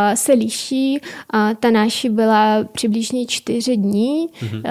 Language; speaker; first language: Czech; non-native, fluent; Ukrainian